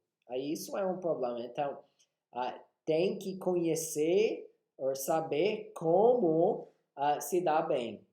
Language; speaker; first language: Portuguese; non-native, fluent; English